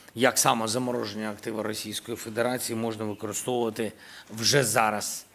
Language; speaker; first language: Ukrainian; non-native, local second language; Russian